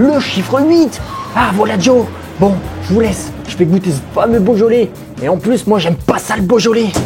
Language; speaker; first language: French; native; French